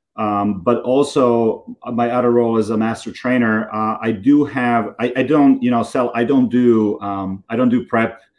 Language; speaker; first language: English; non-native, fluent; Serbian